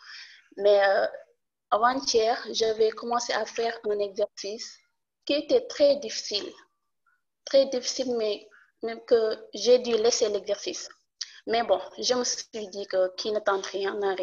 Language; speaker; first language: French; non-native, local second language; Wolof